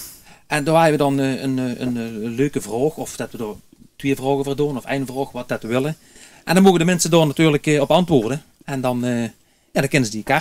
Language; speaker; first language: Dutch; native; Dutch